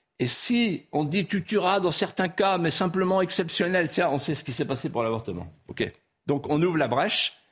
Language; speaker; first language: French; non-native, local second language; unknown